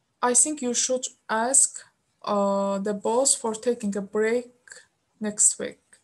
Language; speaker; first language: English; non-native, fluent; Azerbaijani